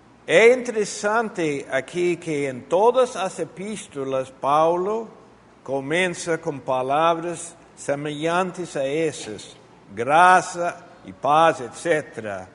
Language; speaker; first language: Portuguese; non-native, fluent; Spanish